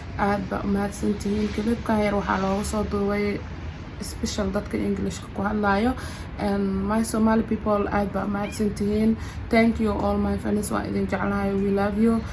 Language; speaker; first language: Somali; early bilingual, heritage; Somali